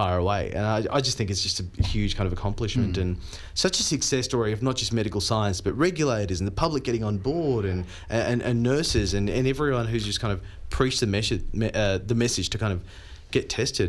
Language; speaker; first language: English; non-native, local second language; Hindi